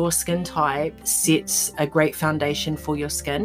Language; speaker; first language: English; native; English